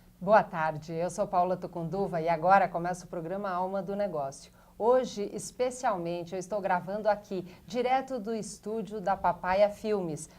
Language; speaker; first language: Portuguese; native; Portuguese